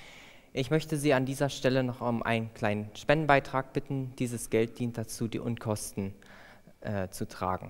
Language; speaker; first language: German; native; German